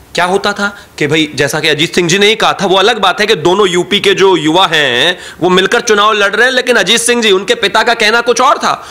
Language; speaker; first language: Hindi; native; Hindi